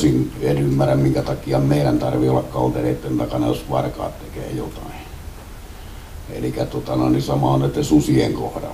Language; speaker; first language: Finnish; native; Finnish